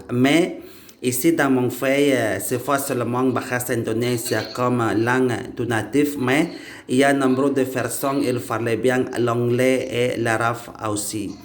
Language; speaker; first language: French; non-native, learner; Indonesian